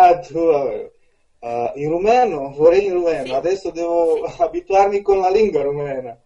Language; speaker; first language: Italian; non-native, fluent; Romanian